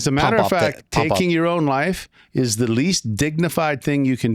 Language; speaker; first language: English; native; English